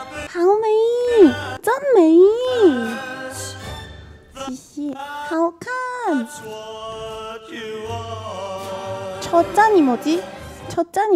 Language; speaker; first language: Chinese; non-native, learner; Korean